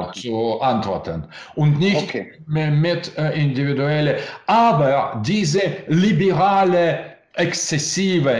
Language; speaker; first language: German; non-native, learner; Russian